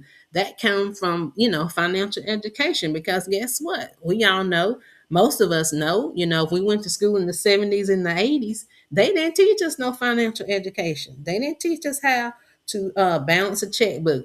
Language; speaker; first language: English; native; English